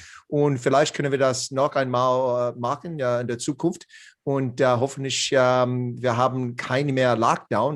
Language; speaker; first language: German; non-native, learner; English